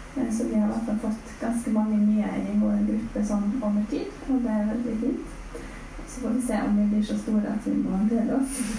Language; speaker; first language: Norwegian; native; Norwegian